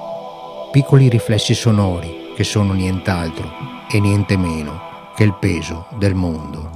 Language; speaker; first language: Italian; native; Italian